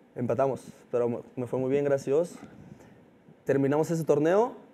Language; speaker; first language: Spanish; native; Spanish